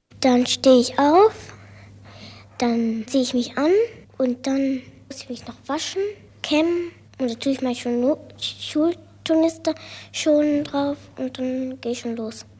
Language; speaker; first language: German; early bilingual, other home language; Spanish